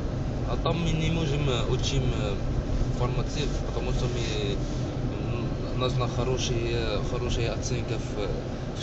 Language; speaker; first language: Russian; non-native, learner; Arabic